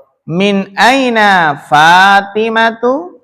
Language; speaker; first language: Arabic; non-native, fluent; Indonesian